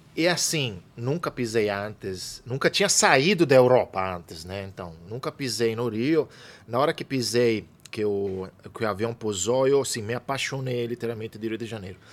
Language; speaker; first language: Portuguese; non-native, fluent; Italian